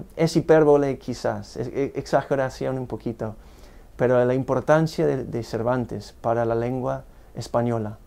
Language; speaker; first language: Spanish; non-native, fluent; English